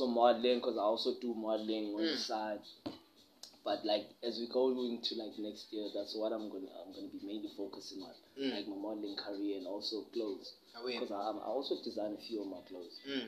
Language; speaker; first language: English; non-native, local second language; Xhosa